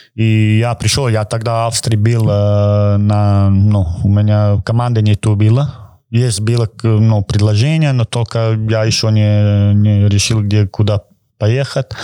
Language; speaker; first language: Russian; non-native, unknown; Croatian